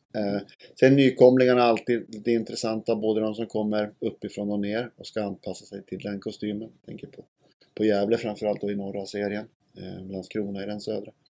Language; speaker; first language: Swedish; native; Swedish